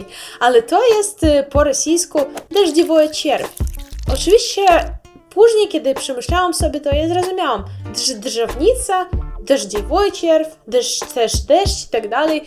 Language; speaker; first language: Polish; non-native, learner; Russian